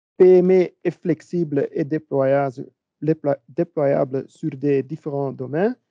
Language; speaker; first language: French; non-native, learner; Dutch